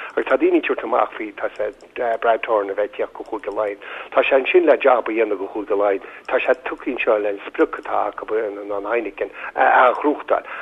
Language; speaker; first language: Irish; native; Irish